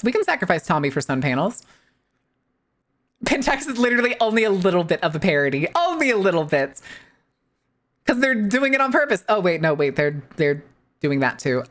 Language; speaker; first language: English; native; English